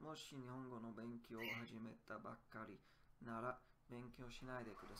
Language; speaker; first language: Japanese; non-native, learner; English